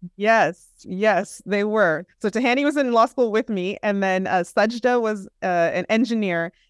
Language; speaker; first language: English; native; English